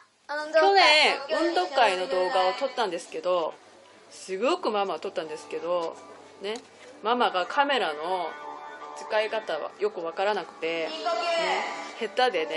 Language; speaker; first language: Japanese; early bilingual, other home language; Korean